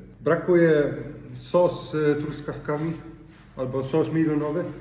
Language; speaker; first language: Polish; non-native, learner; Icelandic